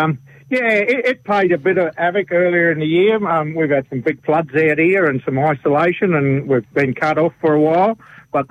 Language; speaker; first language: English; native; English